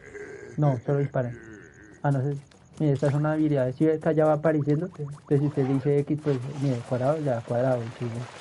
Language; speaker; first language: Spanish; native; Spanish